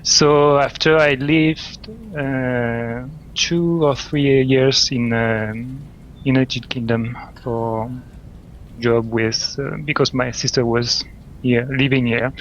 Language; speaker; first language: English; non-native, learner; French